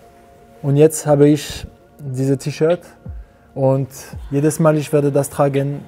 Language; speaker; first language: German; non-native, learner; French